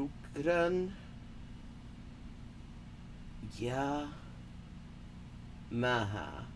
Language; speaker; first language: Arabic; non-native, learner; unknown